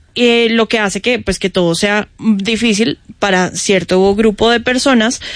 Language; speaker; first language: Spanish; native; Spanish